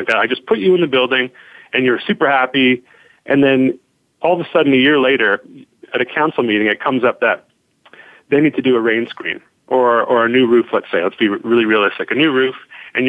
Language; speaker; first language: English; native; English